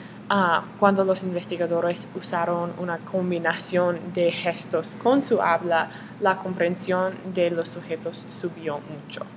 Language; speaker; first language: Spanish; non-native, learner; English